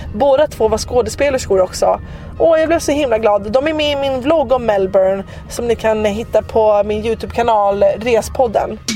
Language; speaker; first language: Swedish; native; Swedish